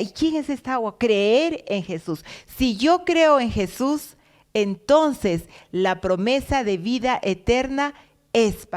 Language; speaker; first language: Spanish; native; Spanish